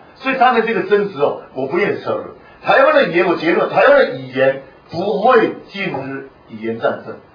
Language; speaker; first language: Chinese; non-native, local second language; Hakka Chinese